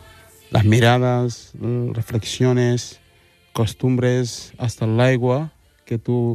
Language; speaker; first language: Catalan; early bilingual, other home language; Wolof